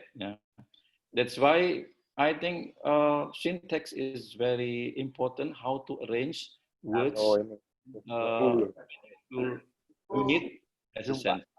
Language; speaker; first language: English; non-native, learner; Indonesian